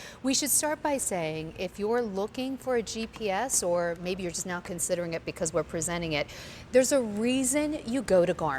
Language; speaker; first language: English; native; English